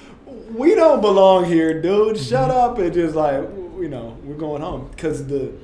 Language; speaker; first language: English; native; English